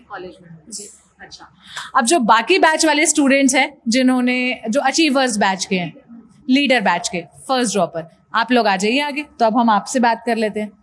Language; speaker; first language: Hindi; native; Hindi